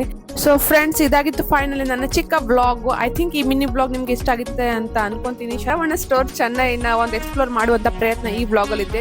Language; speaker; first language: Kannada; native; Kannada